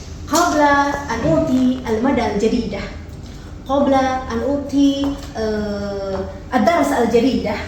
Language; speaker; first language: Arabic; non-native, learner; Indonesian